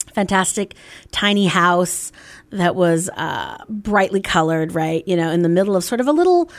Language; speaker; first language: English; native; English